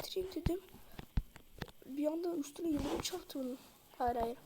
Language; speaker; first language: Turkish; native; Turkish